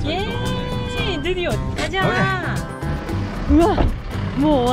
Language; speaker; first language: Korean; non-native, learner; Japanese